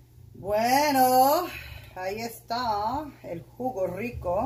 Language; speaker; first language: Spanish; early bilingual, heritage; Spanish